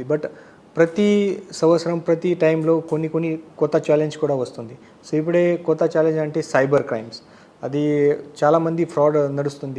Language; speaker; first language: Telugu; non-native, learner; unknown